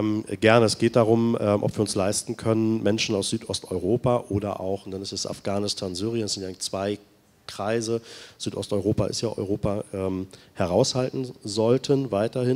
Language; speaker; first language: German; native; German